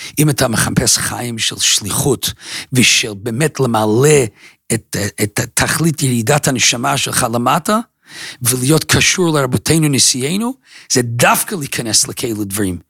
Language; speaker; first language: Hebrew; non-native, fluent; English